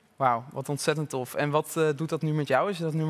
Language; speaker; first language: Dutch; native; Dutch